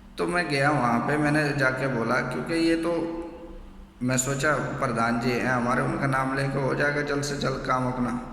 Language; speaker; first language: Urdu; native; Urdu